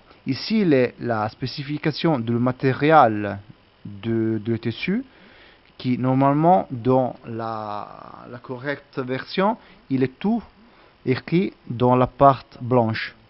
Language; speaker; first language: French; non-native, learner; Italian